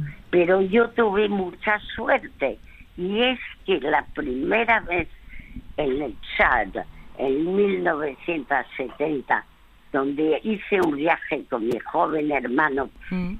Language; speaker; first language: Spanish; early bilingual, other home language; French